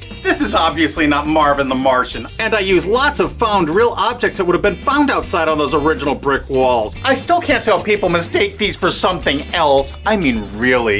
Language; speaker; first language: English; native; English